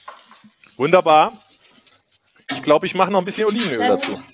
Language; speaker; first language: German; native; German